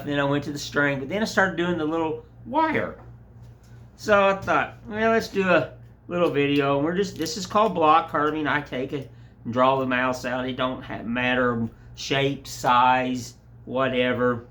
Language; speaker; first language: English; native; English